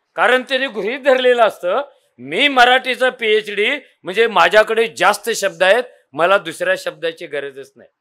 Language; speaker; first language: Marathi; native; Marathi